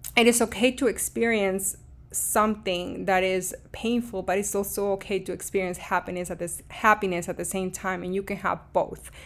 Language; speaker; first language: English; early bilingual, other home language; Spanish